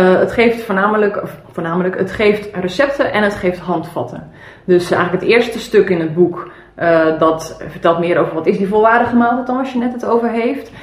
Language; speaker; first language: Dutch; early bilingual, other home language; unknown